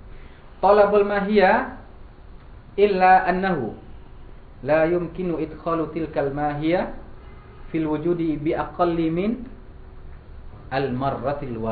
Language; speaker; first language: Arabic; non-native, fluent; Indonesian